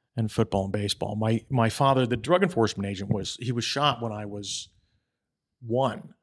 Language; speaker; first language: English; native; English